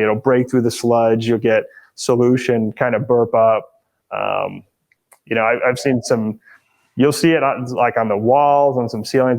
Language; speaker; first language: English; native; English